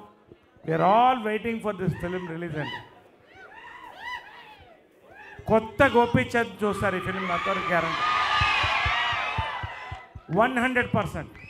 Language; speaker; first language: Telugu; native; Telugu